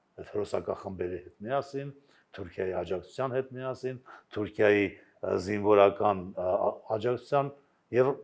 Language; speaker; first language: Armenian; native; Armenian